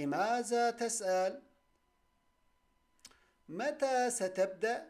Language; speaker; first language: Arabic; non-native, fluent; Turkish